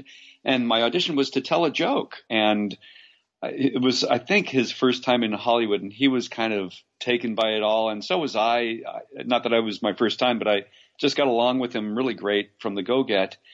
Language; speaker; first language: English; native; English